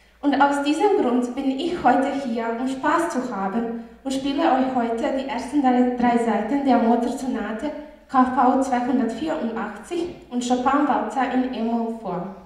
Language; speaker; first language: German; non-native, fluent; Bosnian